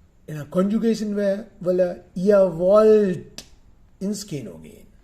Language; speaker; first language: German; non-native, fluent; Sinhala